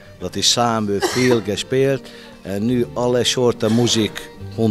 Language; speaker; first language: Dutch; non-native, learner; Hungarian